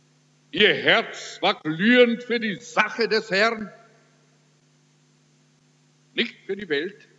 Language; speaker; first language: German; early bilingual, heritage; German